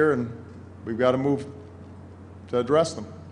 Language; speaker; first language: English; native; English